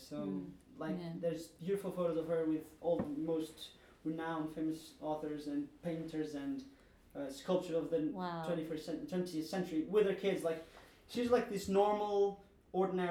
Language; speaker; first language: English; non-native, fluent; Portuguese